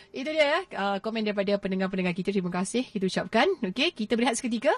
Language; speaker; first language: Malay; native; Malay